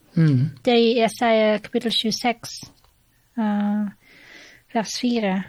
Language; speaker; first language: Norwegian; non-native, fluent; English